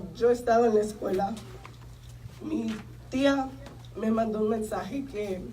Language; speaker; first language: Spanish; early bilingual, heritage; Spanish